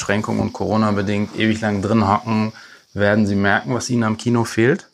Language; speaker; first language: German; native; German